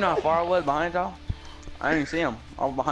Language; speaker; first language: English; native; English